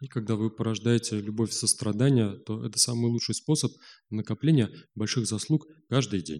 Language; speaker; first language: Russian; native; Russian